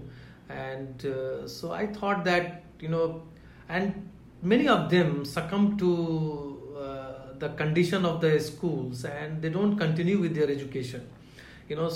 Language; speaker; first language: English; non-native, local second language; Hindi